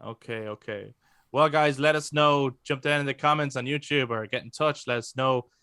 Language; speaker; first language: English; native; English